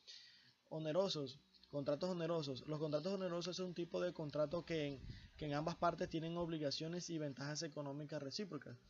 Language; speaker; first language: Spanish; native; Spanish